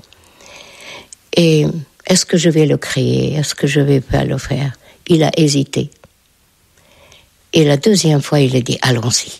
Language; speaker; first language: French; non-native, fluent; Hungarian